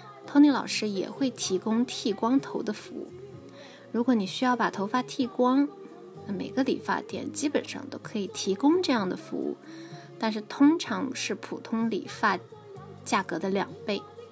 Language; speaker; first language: Chinese; native; Chinese